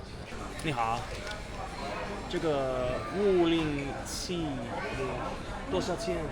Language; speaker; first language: Chinese; non-native, learner; English